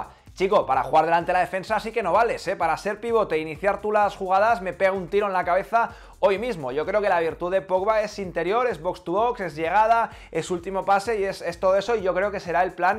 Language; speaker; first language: Spanish; native; Spanish